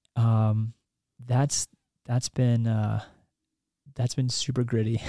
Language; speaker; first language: English; native; English